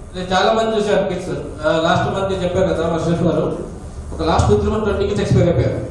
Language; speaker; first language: Telugu; non-native, local second language; Urdu